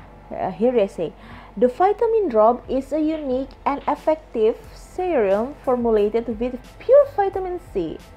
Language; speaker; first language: English; non-native, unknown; Indonesian